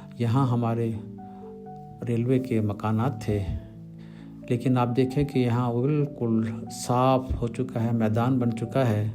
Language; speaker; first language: Urdu; native; Urdu